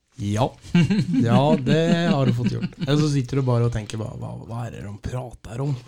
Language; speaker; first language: Swedish; early bilingual, other home language; Dutch